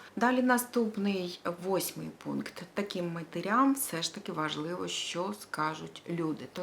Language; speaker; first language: Ukrainian; non-native, local second language; Russian